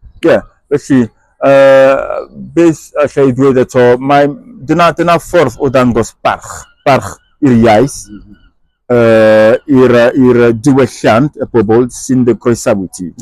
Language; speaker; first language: Welsh; non-native, fluent; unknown